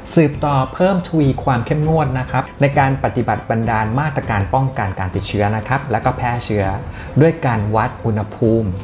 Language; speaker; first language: Thai; native; Thai